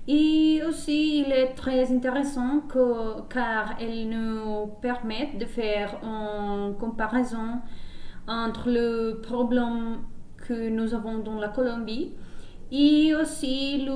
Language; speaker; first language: French; non-native, learner; Spanish